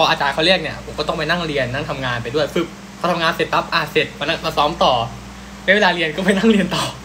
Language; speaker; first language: Thai; early bilingual, heritage; Thai